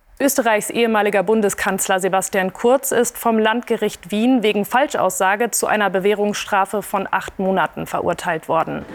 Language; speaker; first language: German; native; German